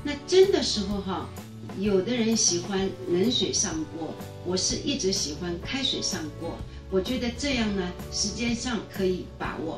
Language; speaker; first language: Chinese; native; Chinese